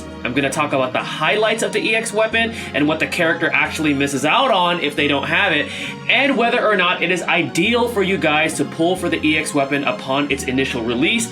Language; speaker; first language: English; native; English